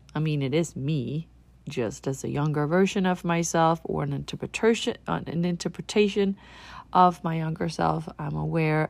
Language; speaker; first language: English; non-native, fluent; Danish